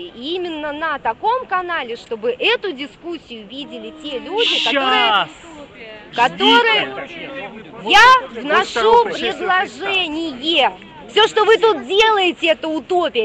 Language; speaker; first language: Russian; native; Russian